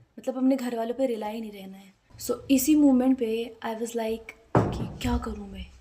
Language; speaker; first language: Hindi; native; Hindi